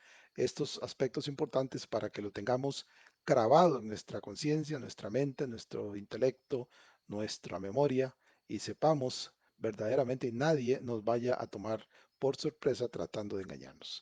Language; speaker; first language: Spanish; native; Spanish